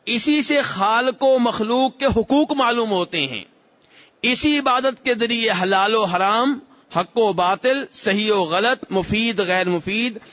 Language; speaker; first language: Urdu; native; Urdu